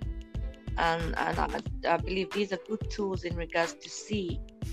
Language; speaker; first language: English; non-native, local second language; Ganda